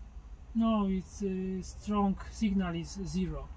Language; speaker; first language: English; non-native, learner; Polish